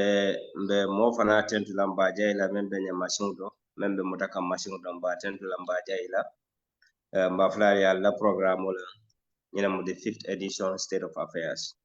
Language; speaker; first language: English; non-native, local second language; Mandingo